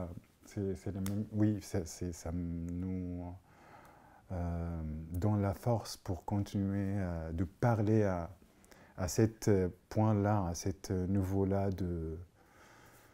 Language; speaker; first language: French; non-native, fluent; Arabic